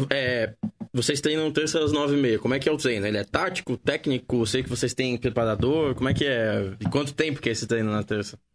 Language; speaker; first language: Portuguese; native; Portuguese